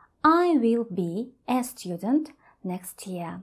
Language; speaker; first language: English; non-native, fluent; Russian